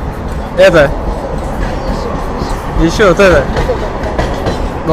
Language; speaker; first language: Russian; native; Russian